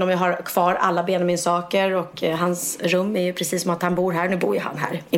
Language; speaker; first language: Swedish; native; Swedish